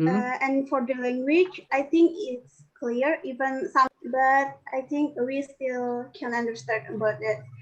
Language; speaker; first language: English; non-native, learner; Indonesian